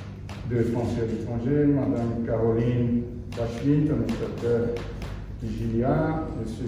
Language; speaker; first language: French; non-native, fluent; Portuguese